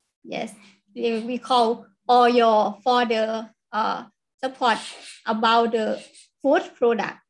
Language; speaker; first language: English; non-native, learner; Thai